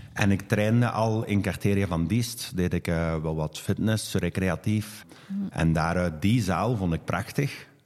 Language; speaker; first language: Dutch; native; Dutch